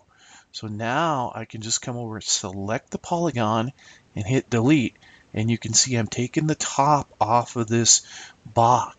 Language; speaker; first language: English; native; English